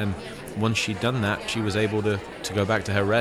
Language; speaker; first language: English; native; English